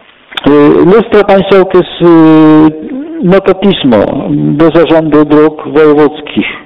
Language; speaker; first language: Polish; native; Polish